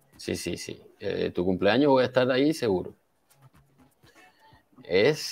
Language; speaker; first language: Spanish; native; Spanish